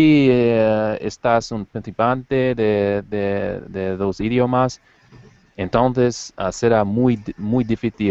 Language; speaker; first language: Spanish; non-native, learner; English